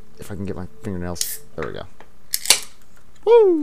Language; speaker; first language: English; native; English